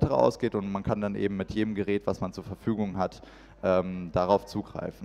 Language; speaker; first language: German; native; German